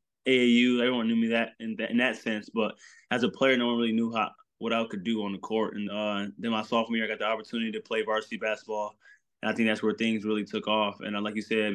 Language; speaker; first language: English; native; English